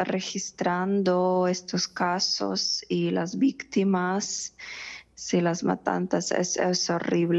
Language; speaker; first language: Spanish; non-native, fluent; Ukrainian